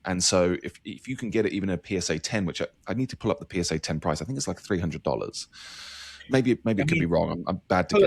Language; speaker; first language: English; native; English